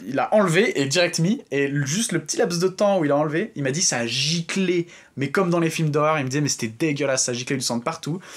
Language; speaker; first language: French; native; French